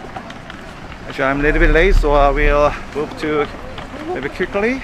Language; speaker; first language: English; non-native, fluent; Korean